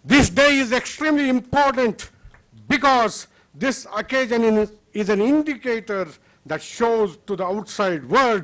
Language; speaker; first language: English; non-native, local second language; Kannada